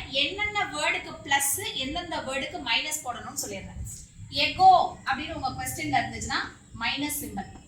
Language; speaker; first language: Tamil; native; Tamil